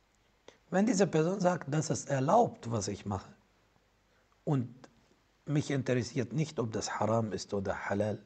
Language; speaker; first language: German; non-native, fluent; Arabic